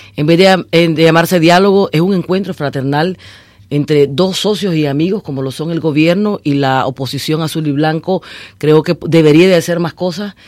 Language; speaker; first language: Spanish; native; Spanish